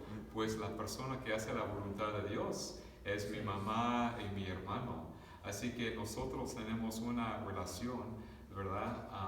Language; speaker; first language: Spanish; early bilingual, other home language; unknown